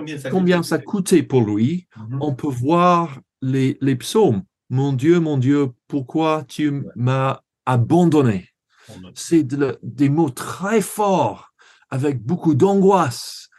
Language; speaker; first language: French; non-native, learner; English